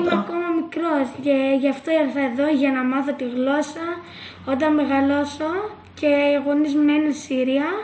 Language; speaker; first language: Greek; non-native, fluent; Arabic